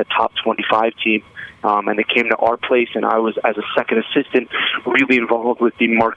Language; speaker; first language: English; native; English